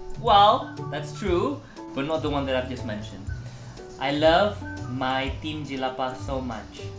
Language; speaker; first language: English; non-native, local second language; Malay